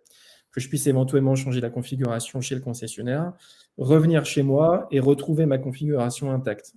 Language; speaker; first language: French; native; French